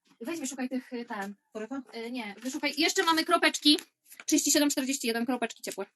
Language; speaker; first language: Polish; native; Polish